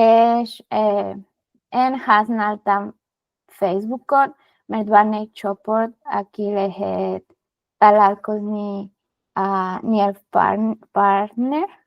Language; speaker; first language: Hungarian; non-native, learner; Spanish